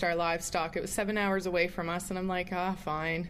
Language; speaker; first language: English; native; English